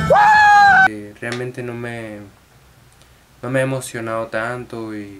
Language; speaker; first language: Spanish; native; Spanish